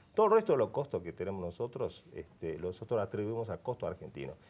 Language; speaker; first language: Spanish; non-native, fluent; Korean